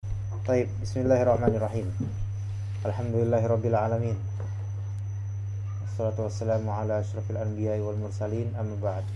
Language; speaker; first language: Arabic; non-native, fluent; Indonesian